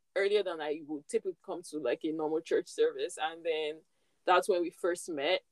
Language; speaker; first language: English; non-native, local second language; Yoruba